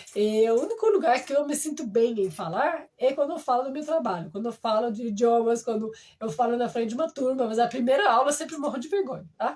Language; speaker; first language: Portuguese; non-native, fluent; French